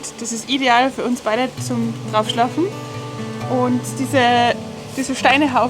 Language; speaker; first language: German; native; German